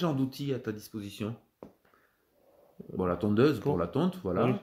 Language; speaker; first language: French; native; French